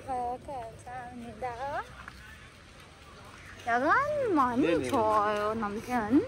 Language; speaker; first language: Korean; non-native, learner; Urdu